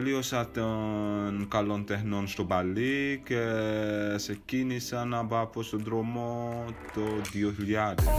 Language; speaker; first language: Greek; non-native, fluent; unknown